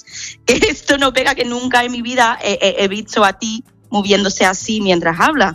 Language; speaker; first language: Spanish; non-native, fluent; English